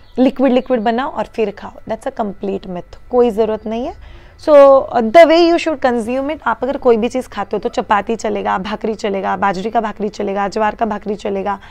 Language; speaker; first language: Hindi; native; Hindi